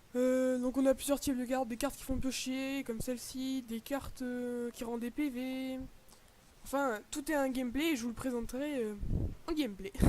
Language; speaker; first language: French; native; French